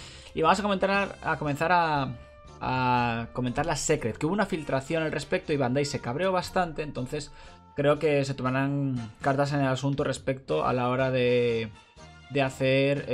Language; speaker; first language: Spanish; native; Spanish